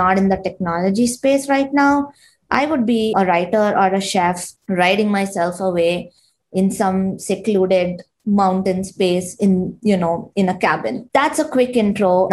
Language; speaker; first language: English; non-native, local second language; Kannada